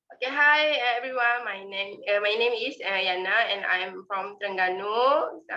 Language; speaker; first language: English; non-native, local second language; Malay